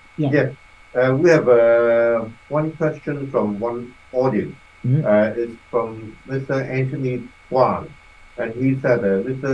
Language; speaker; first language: English; non-native, local second language; Cantonese